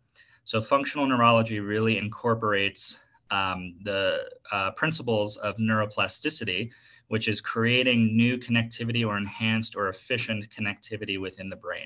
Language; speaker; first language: English; native; English